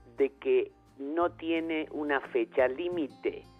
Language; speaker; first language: Spanish; native; Spanish